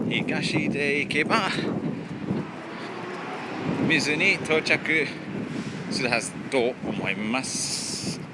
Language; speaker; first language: Japanese; non-native, learner; English